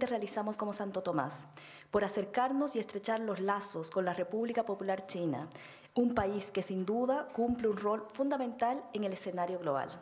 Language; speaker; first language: Spanish; native; Spanish